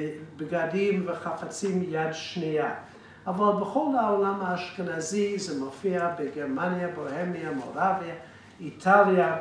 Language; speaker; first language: Hebrew; non-native, fluent; English